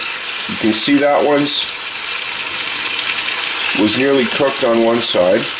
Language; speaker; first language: English; native; English